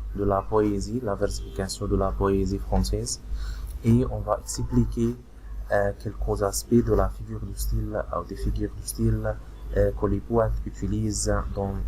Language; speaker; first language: French; non-native, fluent; Arabic